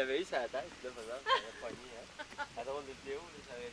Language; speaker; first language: French; native; French